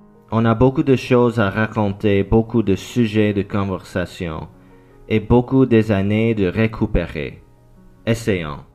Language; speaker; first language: French; non-native, learner; English